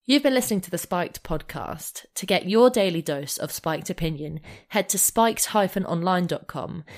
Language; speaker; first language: English; native; English